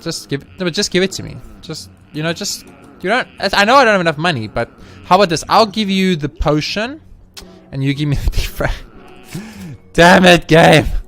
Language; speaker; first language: English; native; English